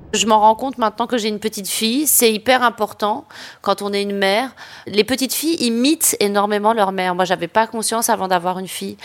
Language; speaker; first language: French; native; French